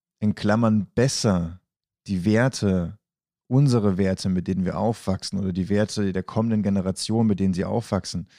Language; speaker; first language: German; native; German